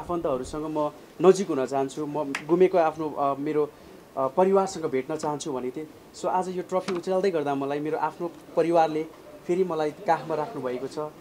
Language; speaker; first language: Nepali; native; Nepali